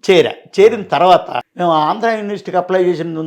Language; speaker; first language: Telugu; native; Telugu